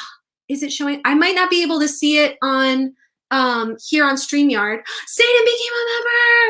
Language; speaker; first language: English; native; English